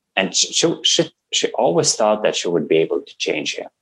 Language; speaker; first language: English; non-native, fluent; Russian